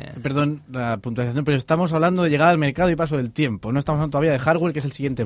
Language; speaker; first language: Spanish; native; Spanish